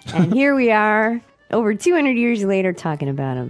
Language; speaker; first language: English; native; English